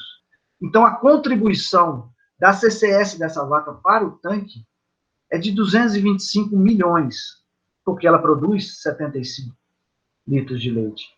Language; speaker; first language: Portuguese; native; Portuguese